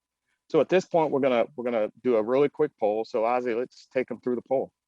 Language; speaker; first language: English; native; English